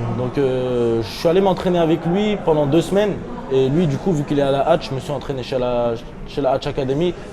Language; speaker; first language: French; early bilingual, other home language; Chechen